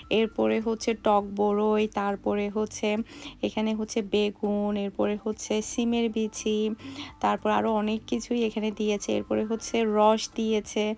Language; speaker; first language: Bangla; native; Bangla